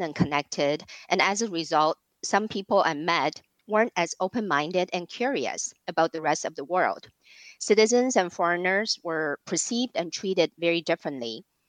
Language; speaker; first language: English; non-native, fluent; Chinese